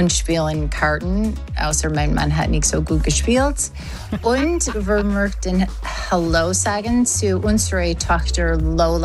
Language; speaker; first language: German; non-native, learner; English